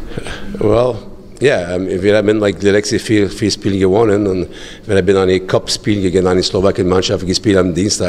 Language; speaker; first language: German; non-native, learner; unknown